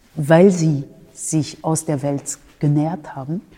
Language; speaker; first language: German; non-native, fluent; French